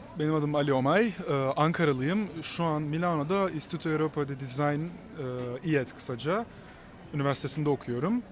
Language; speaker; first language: Turkish; native; Turkish